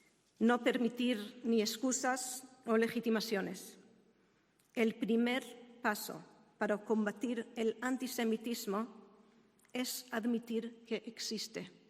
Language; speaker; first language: Spanish; non-native, fluent; Hebrew